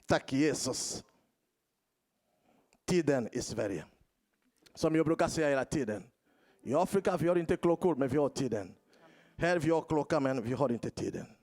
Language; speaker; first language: Swedish; non-native, learner; Lingala